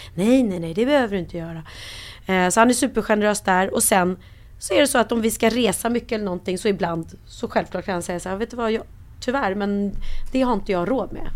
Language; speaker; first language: Swedish; native; Swedish